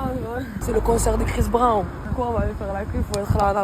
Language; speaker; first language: French; native; French